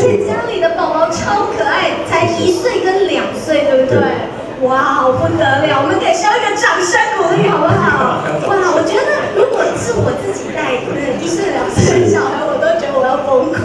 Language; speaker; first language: Chinese; native; Chinese